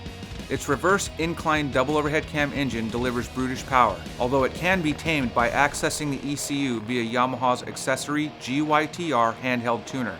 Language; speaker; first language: English; native; English